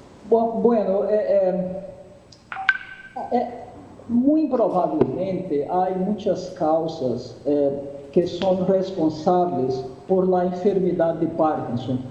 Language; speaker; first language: Spanish; non-native, fluent; Portuguese